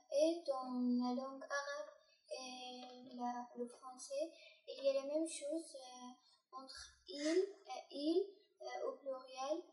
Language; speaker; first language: French; early bilingual, other home language; Arabic